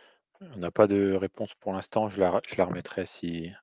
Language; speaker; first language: French; native; French